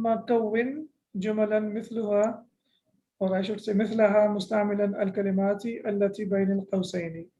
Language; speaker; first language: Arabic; non-native, fluent; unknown